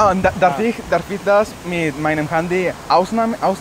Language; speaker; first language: German; non-native, learner; Spanish